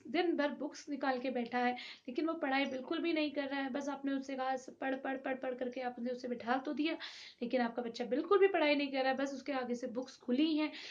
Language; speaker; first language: Hindi; native; Hindi